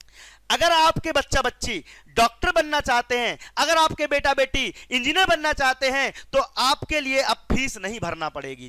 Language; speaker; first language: Hindi; native; Hindi